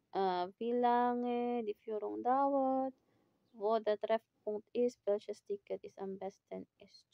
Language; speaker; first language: German; non-native, fluent; Filipino